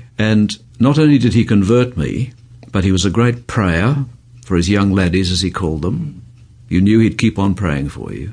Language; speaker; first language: English; native; English